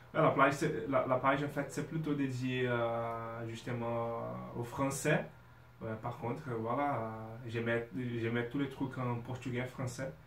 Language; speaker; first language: French; non-native, fluent; Portuguese